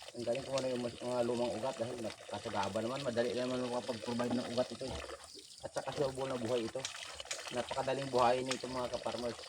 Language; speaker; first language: Filipino; non-native, local second language; Cebuano